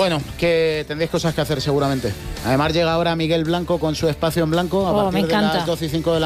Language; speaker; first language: Spanish; native; Spanish